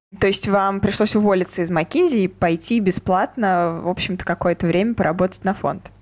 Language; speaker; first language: Russian; native; Russian